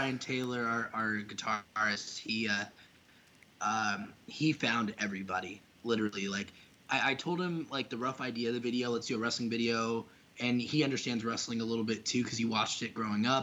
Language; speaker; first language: English; native; English